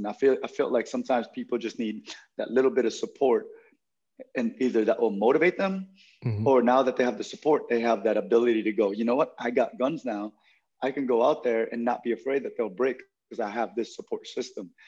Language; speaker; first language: English; non-native, local second language; Filipino